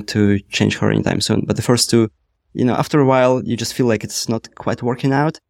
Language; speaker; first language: English; non-native, fluent; Russian